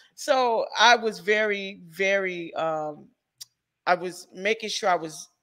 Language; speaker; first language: English; native; English